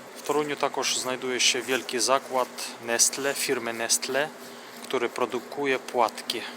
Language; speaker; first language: Polish; non-native, fluent; Russian